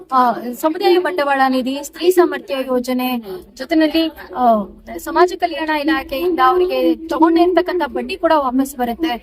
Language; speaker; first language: Kannada; native; Kannada